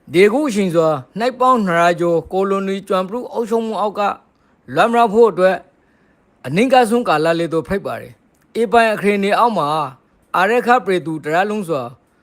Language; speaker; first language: Burmese; native; Burmese